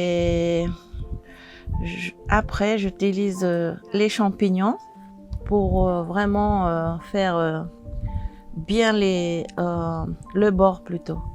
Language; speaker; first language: French; non-native, local second language; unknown